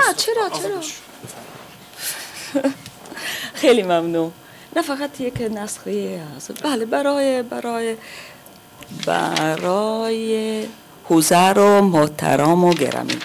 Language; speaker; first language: Persian; non-native, learner; German